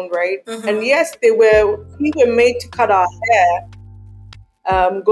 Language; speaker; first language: English; non-native, local second language; Akan